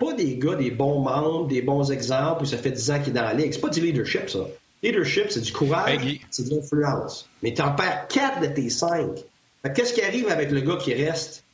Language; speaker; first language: French; native; French